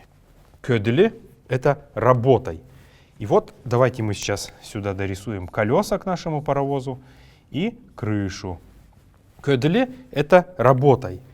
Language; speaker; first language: Russian; native; Russian